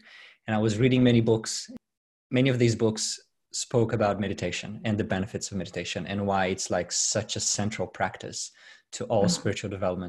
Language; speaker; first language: English; non-native, fluent; Portuguese